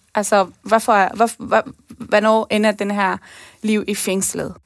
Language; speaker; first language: Danish; early bilingual, other home language; Persian